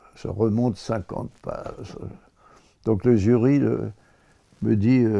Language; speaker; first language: French; native; French